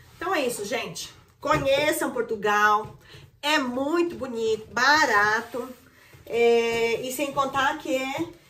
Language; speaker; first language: Portuguese; native; Portuguese